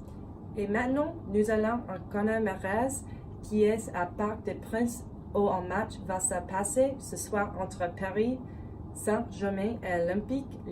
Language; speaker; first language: French; non-native, learner; English